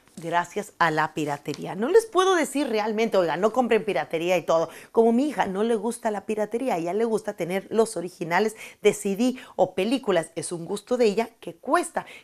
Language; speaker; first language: Spanish; native; Spanish